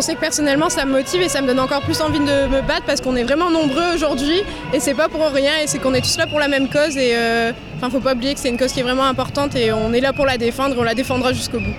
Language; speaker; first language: French; native; French